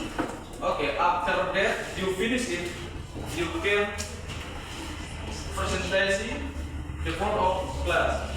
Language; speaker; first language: English; non-native, learner; Indonesian